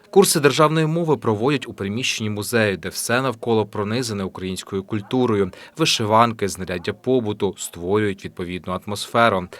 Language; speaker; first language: Ukrainian; native; Ukrainian